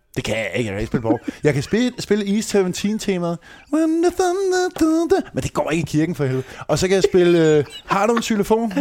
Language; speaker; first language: Danish; native; Danish